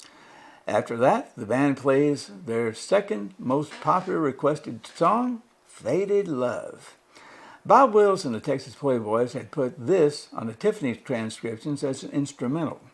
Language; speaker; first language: English; native; English